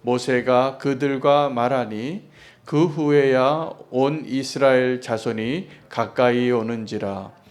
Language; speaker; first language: Korean; native; Korean